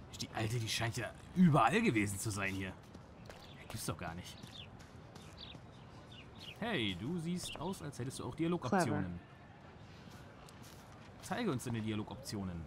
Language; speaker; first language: German; native; German